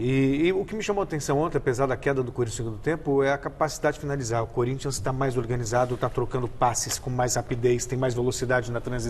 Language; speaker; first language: Portuguese; native; Portuguese